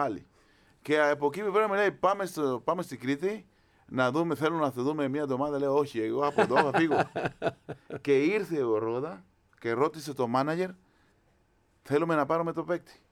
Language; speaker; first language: Greek; non-native, learner; Spanish